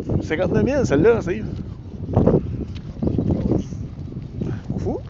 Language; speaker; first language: French; native; French